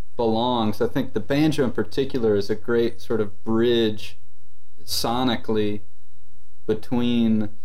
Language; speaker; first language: English; native; English